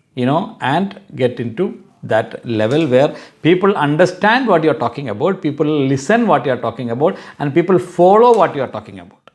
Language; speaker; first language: English; non-native, local second language; Malayalam